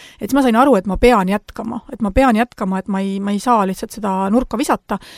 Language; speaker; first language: Estonian; native; Estonian